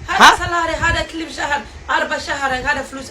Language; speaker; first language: Arabic; non-native, learner; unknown